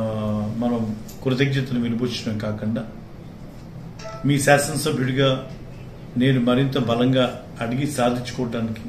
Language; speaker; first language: Telugu; native; Telugu